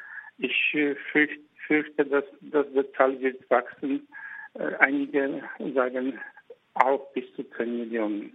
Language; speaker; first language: German; non-native, fluent; Polish